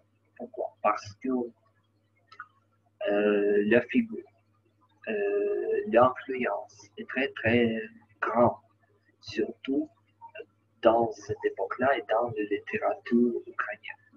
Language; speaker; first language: French; non-native, learner; Ukrainian